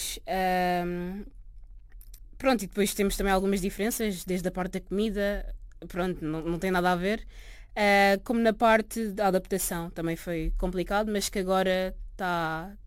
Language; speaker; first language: Portuguese; early bilingual, other home language; Arabic